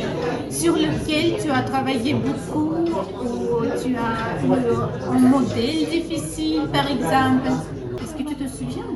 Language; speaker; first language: French; non-native, fluent; Russian